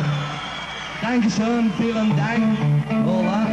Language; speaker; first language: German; non-native, learner; English